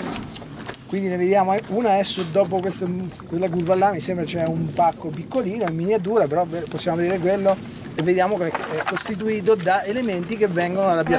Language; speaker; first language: Italian; native; Italian